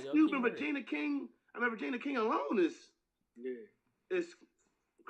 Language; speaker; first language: English; native; English